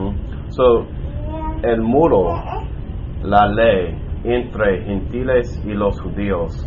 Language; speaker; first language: Spanish; non-native, learner; English